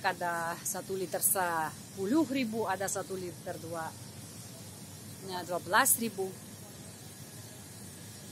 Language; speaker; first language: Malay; non-native, fluent; Russian